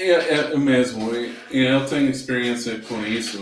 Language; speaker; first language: Portuguese; non-native, learner; English